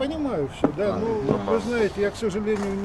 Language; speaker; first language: Russian; native; Russian